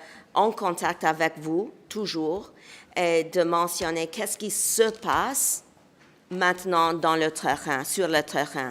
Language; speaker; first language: French; non-native, local second language; English